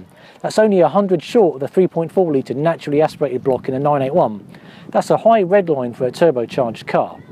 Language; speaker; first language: English; native; English